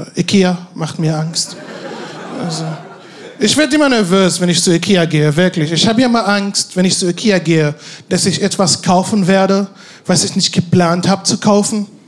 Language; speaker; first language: German; non-native, fluent; Arabic